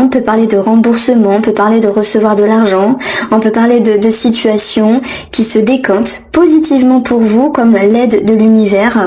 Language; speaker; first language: French; native; French